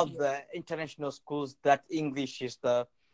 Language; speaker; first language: English; non-native, local second language; Swahili